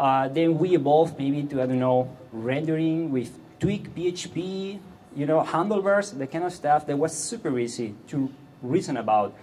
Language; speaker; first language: English; non-native, fluent; Catalan